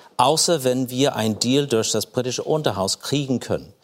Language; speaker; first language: German; non-native, fluent; English